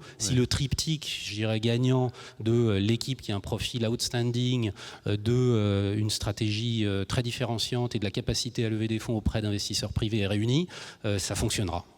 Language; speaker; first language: French; native; French